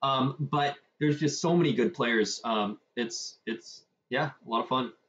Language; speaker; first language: English; native; English